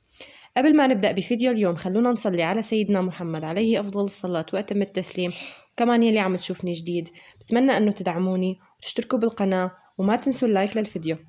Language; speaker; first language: Arabic; native; Arabic